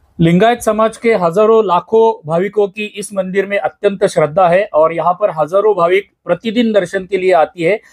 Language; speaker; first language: Hindi; non-native, local second language; Marathi